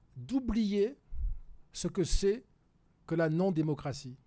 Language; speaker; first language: French; native; French